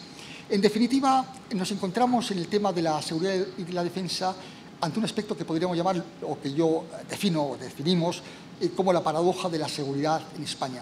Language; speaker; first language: Spanish; native; Spanish